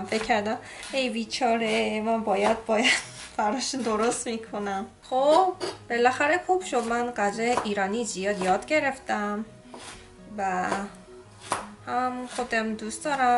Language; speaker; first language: Persian; non-native, learner; Korean